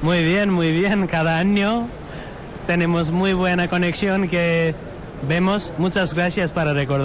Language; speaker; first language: Spanish; non-native, learner; Nepali